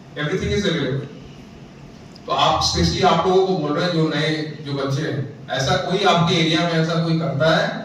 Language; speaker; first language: Hindi; native; Hindi